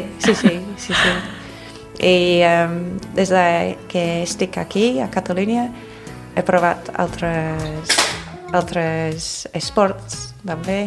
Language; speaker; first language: Catalan; non-native, fluent; English